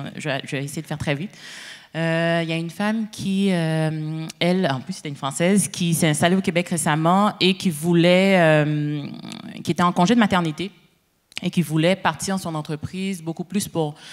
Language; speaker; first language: French; native; French